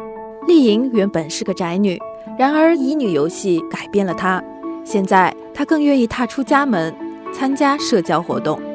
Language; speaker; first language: Chinese; native; Chinese